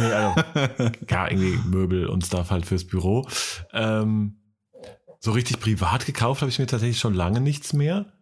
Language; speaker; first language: German; native; German